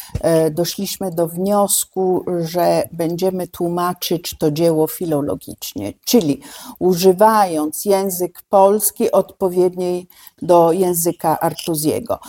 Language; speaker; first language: Polish; non-native, fluent; Italian